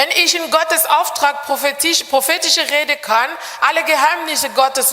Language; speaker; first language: German; non-native, fluent; French